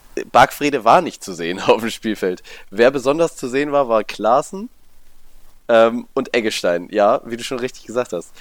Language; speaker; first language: German; native; German